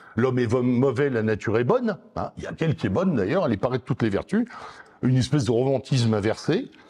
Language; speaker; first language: French; native; French